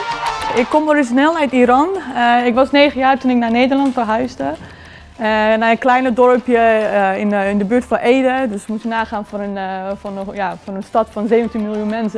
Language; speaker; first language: Dutch; early bilingual, other home language; Persian